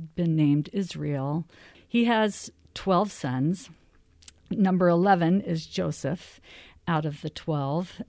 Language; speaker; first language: English; native; English